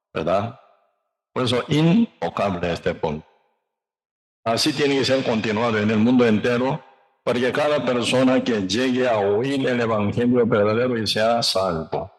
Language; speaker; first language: Spanish; non-native, learner; Korean